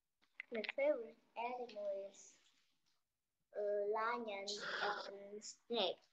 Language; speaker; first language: English; non-native, learner; Vietnamese